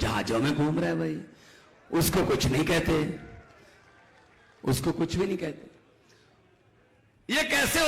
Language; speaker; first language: Hindi; non-native, local second language; Punjabi